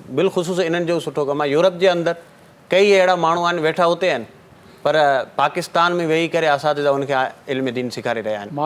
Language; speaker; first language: Sindhi; non-native, local second language; Marwari